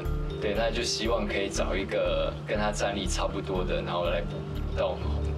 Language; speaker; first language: Chinese; native; Chinese